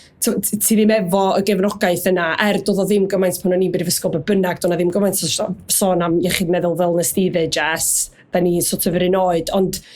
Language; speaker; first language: Welsh; native; Welsh